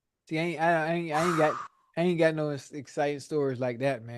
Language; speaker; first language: English; native; English